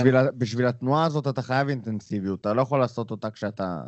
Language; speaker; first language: Hebrew; native; Hebrew